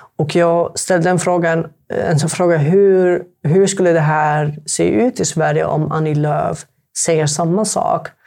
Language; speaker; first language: Swedish; non-native, fluent; Arabic